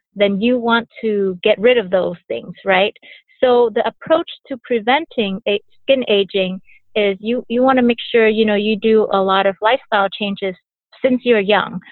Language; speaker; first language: English; early bilingual, other home language; Vietnamese